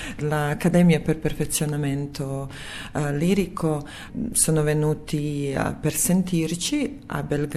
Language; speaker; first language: Italian; non-native, fluent; Serbian